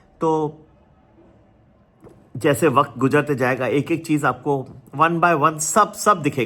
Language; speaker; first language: Hindi; native; Hindi